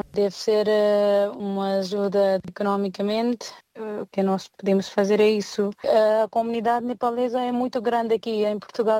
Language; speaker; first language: Portuguese; non-native, fluent; Nepali